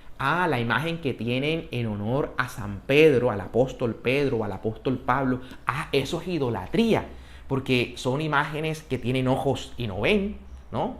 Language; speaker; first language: Spanish; native; Spanish